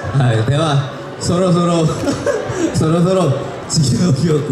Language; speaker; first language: Japanese; non-native, learner; Korean